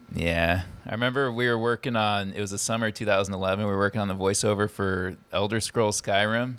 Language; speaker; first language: English; native; English